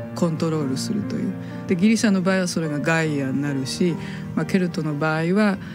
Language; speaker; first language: Japanese; native; Japanese